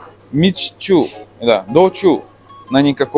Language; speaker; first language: Japanese; non-native, learner; Russian